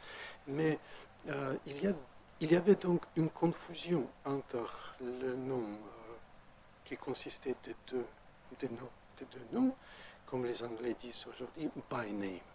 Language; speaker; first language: French; non-native, fluent; Russian